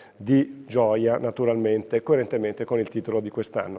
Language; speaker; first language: Italian; native; Italian